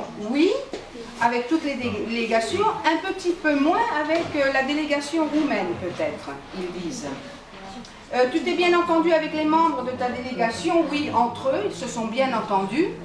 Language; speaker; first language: French; non-native, fluent; Spanish